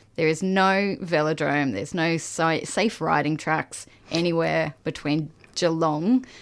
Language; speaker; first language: English; native; English